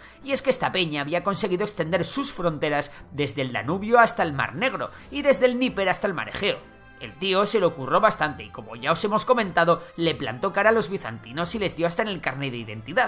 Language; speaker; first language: Spanish; native; Spanish